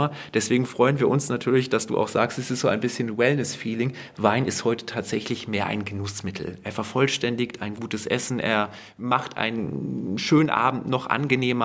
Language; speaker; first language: German; native; German